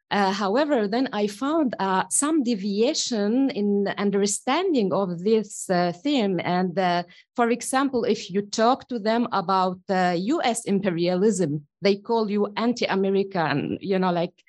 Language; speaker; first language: English; non-native, fluent; Arabic